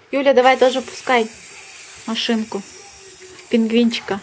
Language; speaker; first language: Russian; native; Russian